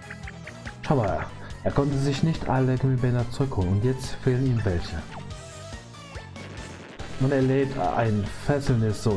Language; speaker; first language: German; native; German